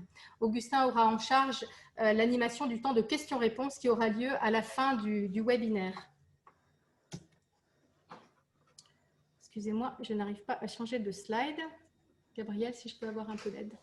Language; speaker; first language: French; native; French